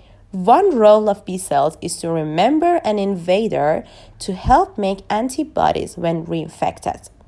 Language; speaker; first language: English; non-native, fluent; Persian